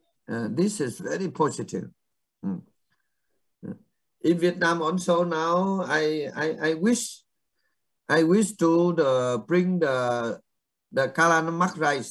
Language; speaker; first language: English; non-native, fluent; Vietnamese